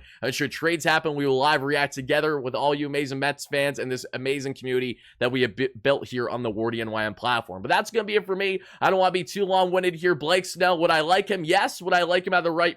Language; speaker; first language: English; native; English